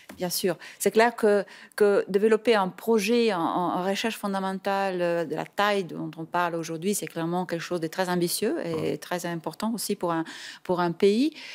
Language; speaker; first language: French; non-native, fluent; Italian